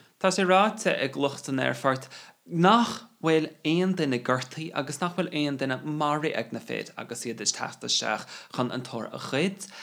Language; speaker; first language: Irish; non-native, local second language; English